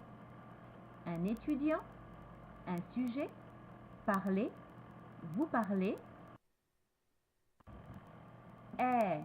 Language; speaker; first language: French; native; French